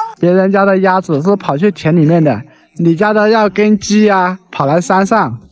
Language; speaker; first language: Chinese; native; Chinese